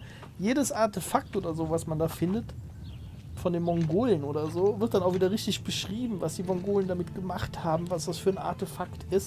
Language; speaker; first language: German; native; German